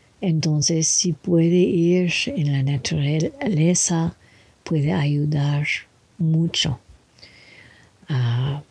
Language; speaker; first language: Spanish; non-native, learner; English